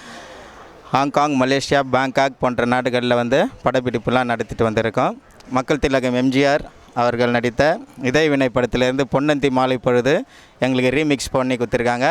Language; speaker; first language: Tamil; native; Tamil